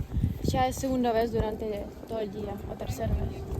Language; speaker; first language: Spanish; non-native, fluent; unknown